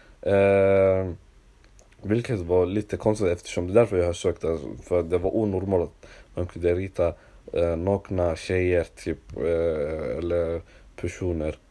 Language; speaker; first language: Swedish; non-native, local second language; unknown